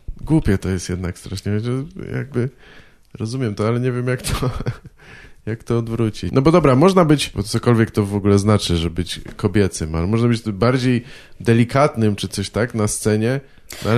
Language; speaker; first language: Polish; native; Polish